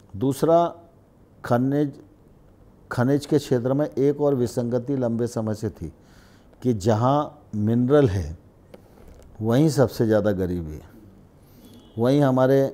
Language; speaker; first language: Hindi; native; Hindi